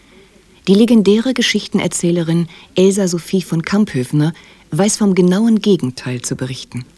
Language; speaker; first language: German; native; German